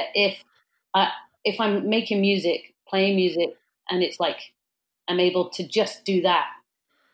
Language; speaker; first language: English; native; English